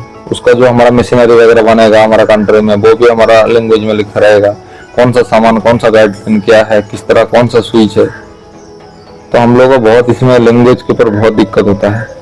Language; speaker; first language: Hindi; non-native, local second language; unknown